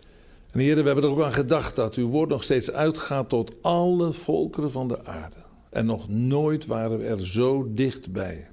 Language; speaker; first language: Dutch; native; Dutch